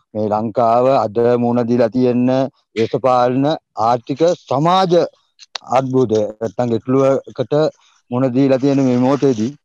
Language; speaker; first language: Sinhala; non-native, local second language; Tamil